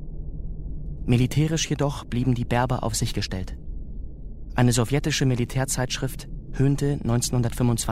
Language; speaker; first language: German; native; German